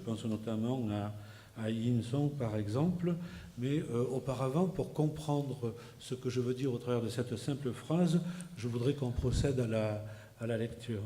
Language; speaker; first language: French; native; French